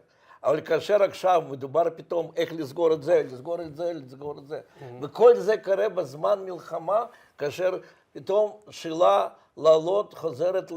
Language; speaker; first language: Hebrew; non-native, fluent; Russian